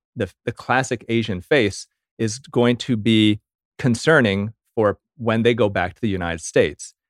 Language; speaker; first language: English; early bilingual, other home language; Korean